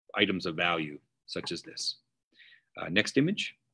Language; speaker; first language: English; native; English